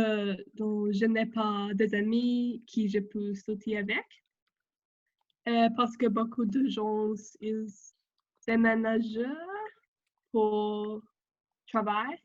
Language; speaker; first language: French; non-native, learner; English